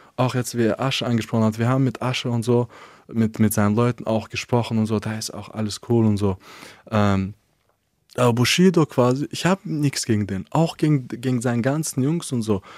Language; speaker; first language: German; non-native, fluent; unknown